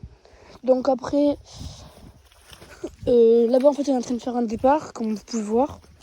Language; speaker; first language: French; native; French